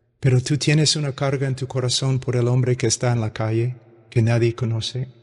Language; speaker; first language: Spanish; non-native, fluent; English